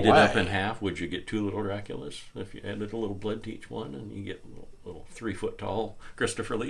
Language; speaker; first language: English; native; English